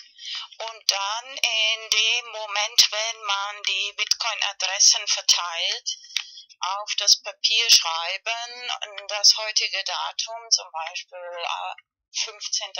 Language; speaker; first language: German; non-native, fluent; Spanish